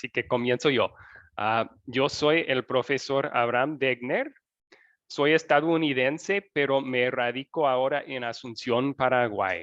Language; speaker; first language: Spanish; non-native, fluent; English